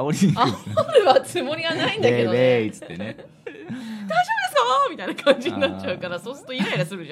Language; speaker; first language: Japanese; native; Japanese